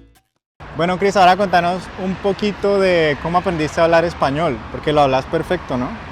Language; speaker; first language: Spanish; native; Spanish